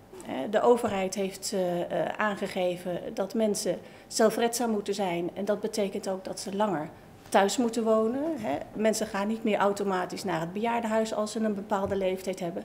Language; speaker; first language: Dutch; native; Dutch